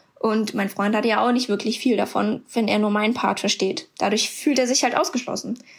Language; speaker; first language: German; early bilingual, other home language; Russian